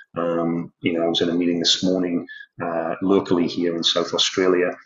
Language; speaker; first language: English; native; English